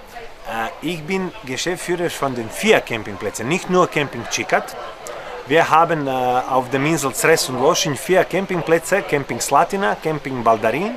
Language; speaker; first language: German; non-native, learner; Croatian